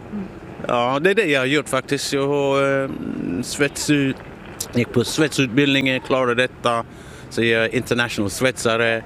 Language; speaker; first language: Swedish; non-native, fluent; English